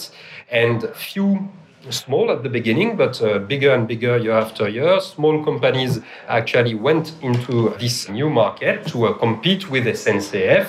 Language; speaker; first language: English; non-native, fluent; French